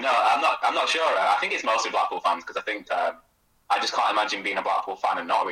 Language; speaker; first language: English; native; English